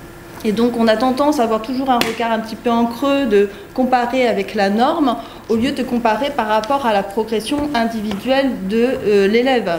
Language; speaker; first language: French; native; French